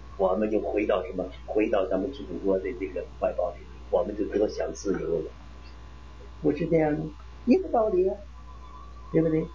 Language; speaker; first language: Chinese; native; Chinese